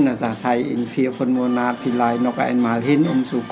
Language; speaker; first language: German; non-native, fluent; Khmer